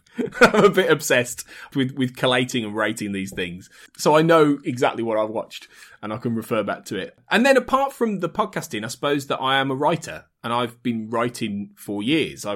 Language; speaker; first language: English; native; English